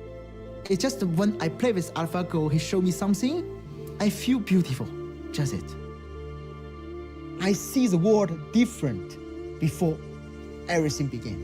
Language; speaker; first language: English; non-native, learner; Chinese